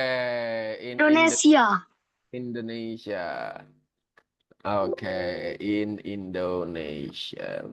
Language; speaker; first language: English; non-native, learner; Indonesian